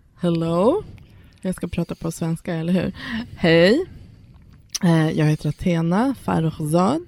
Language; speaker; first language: Swedish; early bilingual, other home language; Persian